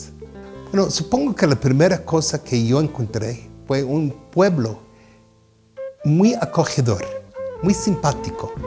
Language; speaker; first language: Spanish; non-native, fluent; English